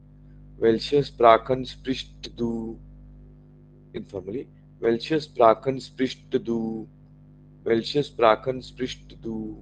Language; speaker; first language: German; non-native, learner; Marathi